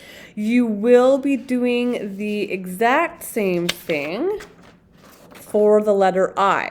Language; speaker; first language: English; native; English